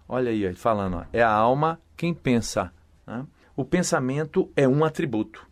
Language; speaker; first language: Portuguese; native; Portuguese